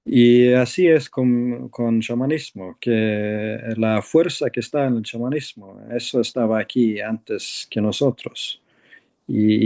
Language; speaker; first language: Spanish; non-native, fluent; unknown